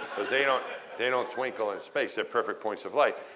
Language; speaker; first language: English; native; English